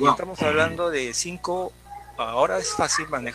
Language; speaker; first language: Spanish; native; Spanish